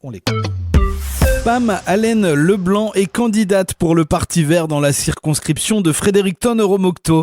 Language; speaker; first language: French; native; French